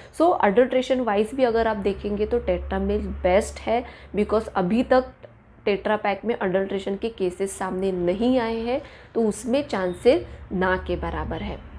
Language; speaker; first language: Hindi; non-native, local second language; Marathi